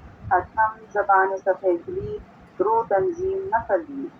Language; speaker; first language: Persian; non-native, learner; Urdu